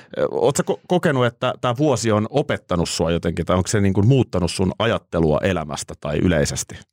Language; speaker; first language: Finnish; native; Finnish